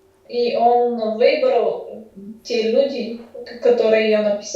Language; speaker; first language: Russian; non-native, fluent; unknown